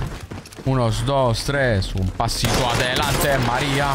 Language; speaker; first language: Spanish; non-native, learner; Italian